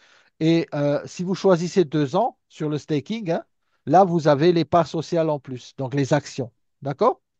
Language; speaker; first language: French; native; French